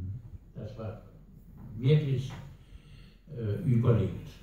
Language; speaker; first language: German; non-native, learner; Danish